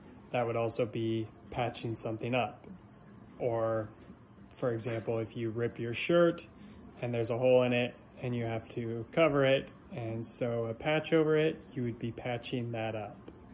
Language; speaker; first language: English; native; English